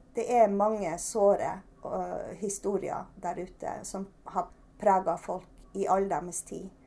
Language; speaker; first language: Norwegian; native; Norwegian